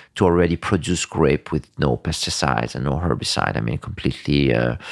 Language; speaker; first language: English; early bilingual, other home language; French